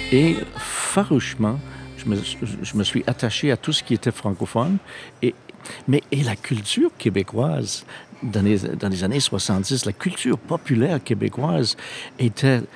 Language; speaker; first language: French; non-native, fluent; English